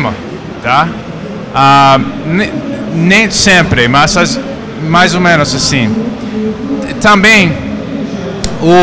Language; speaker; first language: Portuguese; non-native, fluent; English